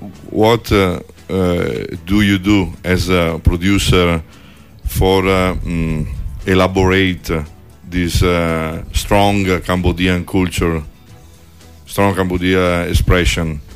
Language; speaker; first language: English; non-native, learner; Italian